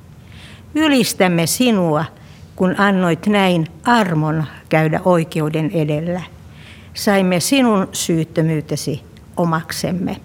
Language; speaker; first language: Finnish; native; Finnish